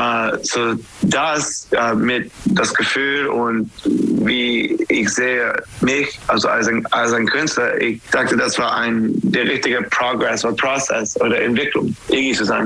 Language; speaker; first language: German; non-native, learner; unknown